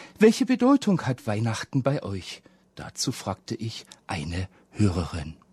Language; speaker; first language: German; native; German